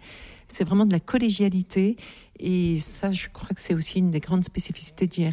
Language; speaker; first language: French; native; French